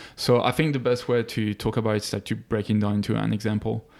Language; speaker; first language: English; non-native, fluent; French